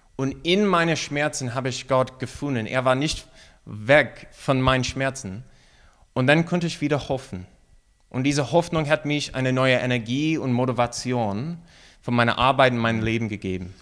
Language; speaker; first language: German; non-native, fluent; English